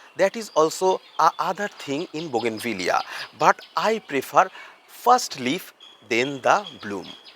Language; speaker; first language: English; non-native, local second language; Bangla